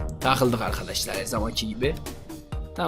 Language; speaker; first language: Turkish; native; Turkish